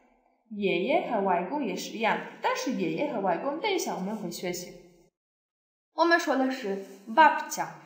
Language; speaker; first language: Chinese; non-native, fluent; Polish